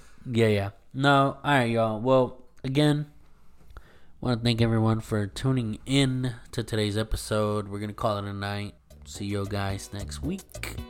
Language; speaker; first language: English; early bilingual, other home language; Spanish